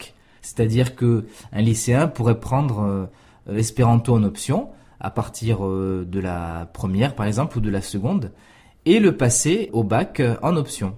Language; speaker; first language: French; native; French